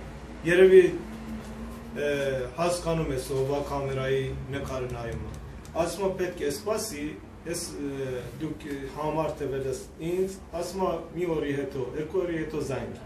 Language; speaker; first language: Armenian; non-native, learner; Persian